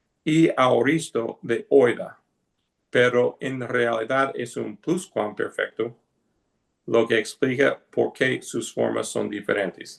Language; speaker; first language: Spanish; non-native, fluent; English